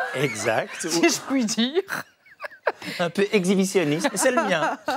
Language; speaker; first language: French; native; French